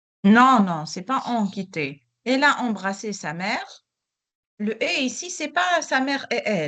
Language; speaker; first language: French; non-native, local second language; Arabic